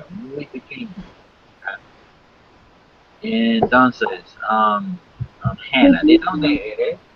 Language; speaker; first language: Spanish; non-native, fluent; English